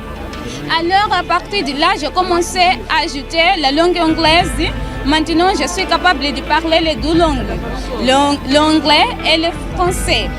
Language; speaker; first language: French; non-native, fluent; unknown